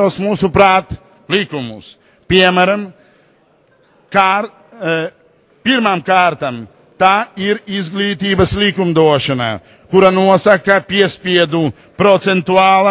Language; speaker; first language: Latvian; non-native, local second language; Russian